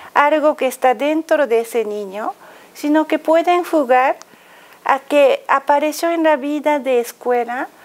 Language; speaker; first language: Spanish; non-native, fluent; Japanese